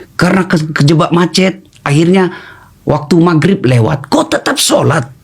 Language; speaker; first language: Indonesian; non-native, local second language; Buginese